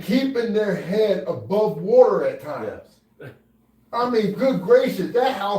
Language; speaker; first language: English; native; English